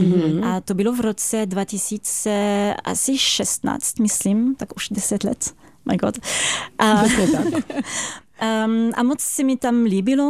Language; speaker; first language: Czech; non-native, fluent; French